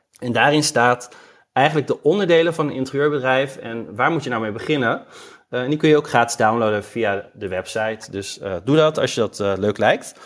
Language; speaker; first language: Dutch; native; Dutch